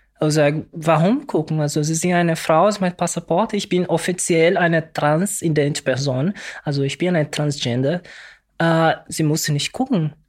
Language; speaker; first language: German; non-native, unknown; Portuguese